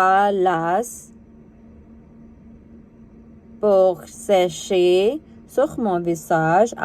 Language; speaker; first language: French; non-native, learner; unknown